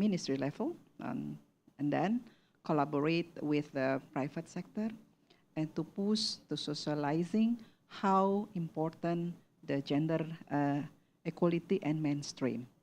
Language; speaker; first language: English; non-native, learner; Indonesian